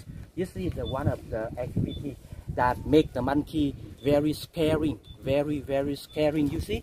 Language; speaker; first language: English; non-native, local second language; Vietnamese